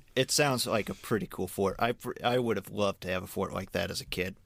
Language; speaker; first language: English; native; English